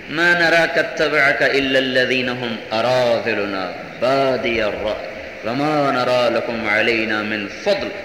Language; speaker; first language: Urdu; non-native, local second language; Punjabi